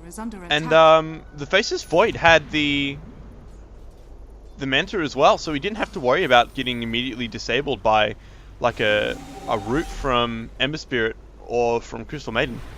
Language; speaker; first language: English; native; English